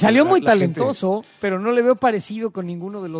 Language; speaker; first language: Spanish; native; Spanish